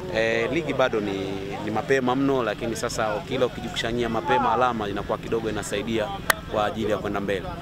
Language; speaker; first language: Swahili; native; Swahili